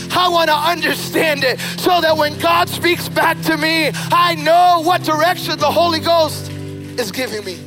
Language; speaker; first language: English; early bilingual, other home language; Spanish